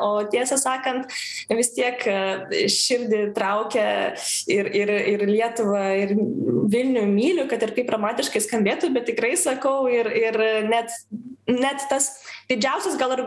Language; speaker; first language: Lithuanian; non-native, local second language; Polish